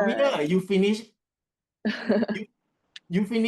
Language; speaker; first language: English; non-native, learner; Thai